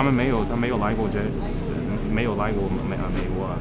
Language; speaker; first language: Chinese; non-native, fluent; English